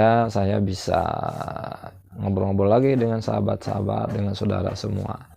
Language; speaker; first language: Indonesian; non-native, local second language; Sundanese